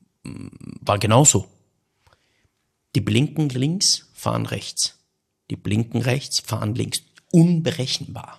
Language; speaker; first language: German; non-native, fluent; Persian